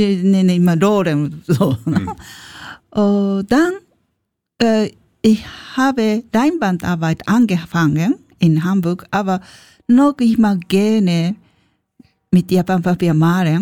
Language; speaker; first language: German; non-native, learner; Japanese